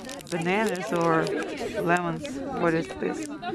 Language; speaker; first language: English; non-native, fluent; Russian